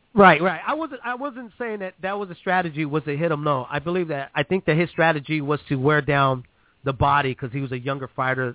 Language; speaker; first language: English; native; English